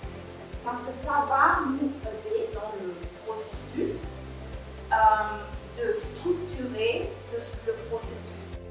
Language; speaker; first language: French; non-native, fluent; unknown